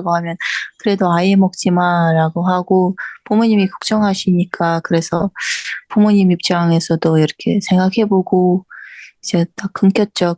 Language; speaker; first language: Korean; non-native, fluent; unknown